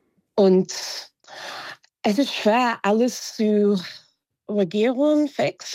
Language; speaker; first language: German; non-native, fluent; English